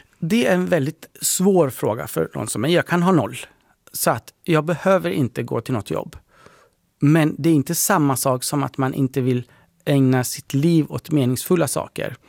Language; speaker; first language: Swedish; early bilingual, other home language; Persian